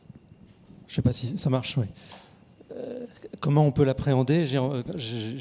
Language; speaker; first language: French; native; French